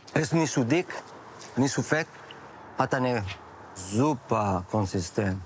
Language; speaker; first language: German; non-native, learner; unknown